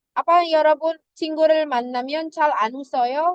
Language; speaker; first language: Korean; non-native, fluent; Indonesian